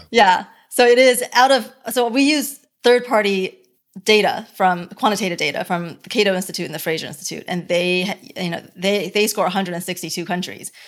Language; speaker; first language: English; early bilingual, other home language; Chinese